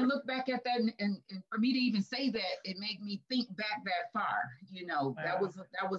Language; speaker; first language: English; native; English